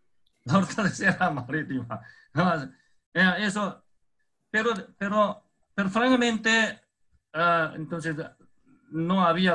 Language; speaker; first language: Spanish; non-native, fluent; Chinese